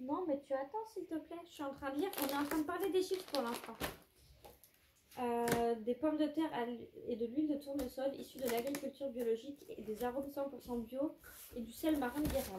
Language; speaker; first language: French; native; French